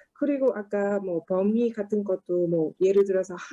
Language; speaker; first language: Korean; non-native, fluent; Thai